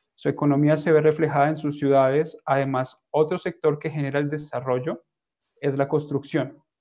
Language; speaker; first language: Spanish; native; Spanish